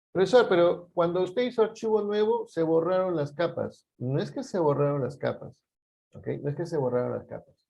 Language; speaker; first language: Spanish; native; Spanish